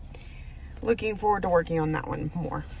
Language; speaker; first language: English; native; English